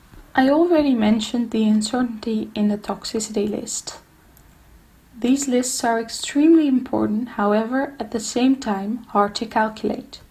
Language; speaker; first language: English; non-native, fluent; Dutch